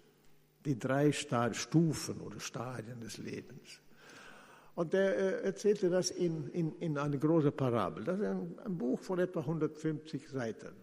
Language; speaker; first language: German; non-native, fluent; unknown